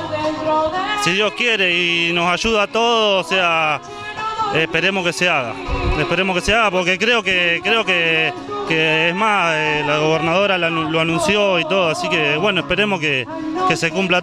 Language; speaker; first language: Spanish; native; Spanish